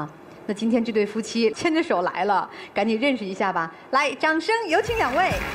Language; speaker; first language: Chinese; native; Chinese